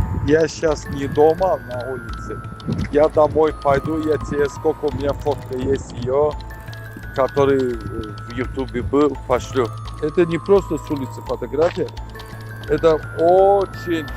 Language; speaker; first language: Russian; non-native, local second language; Azerbaijani